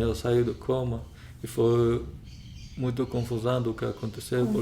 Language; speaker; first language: Portuguese; non-native, learner; Russian